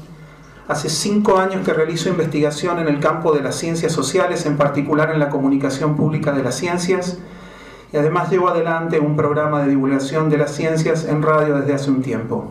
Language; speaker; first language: Spanish; native; Spanish